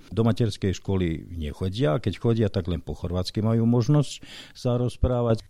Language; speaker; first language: Slovak; early bilingual, heritage; Slovak